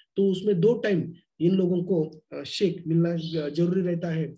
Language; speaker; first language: Hindi; non-native, local second language; Marathi